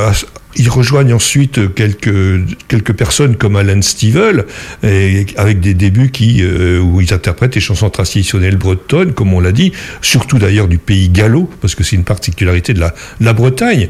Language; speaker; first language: French; native; French